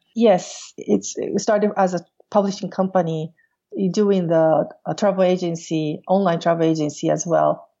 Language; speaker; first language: English; non-native, fluent; Portuguese